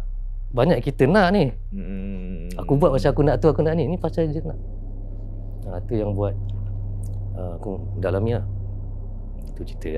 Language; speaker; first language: Malay; native; Malay